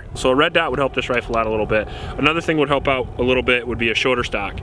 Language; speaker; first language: English; native; English